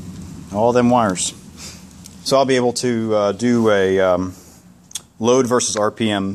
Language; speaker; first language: English; native; English